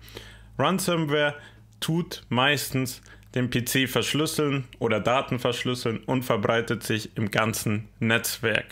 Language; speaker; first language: German; native; German